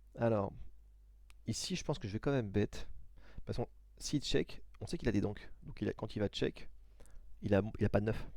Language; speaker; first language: French; native; French